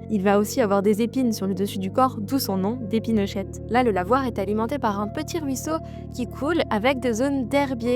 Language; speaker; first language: French; native; French